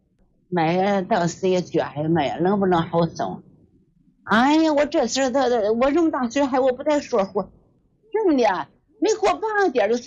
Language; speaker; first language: Chinese; native; Chinese